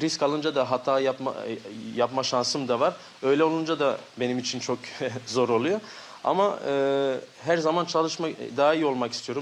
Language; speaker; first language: Turkish; early bilingual, heritage; Turkish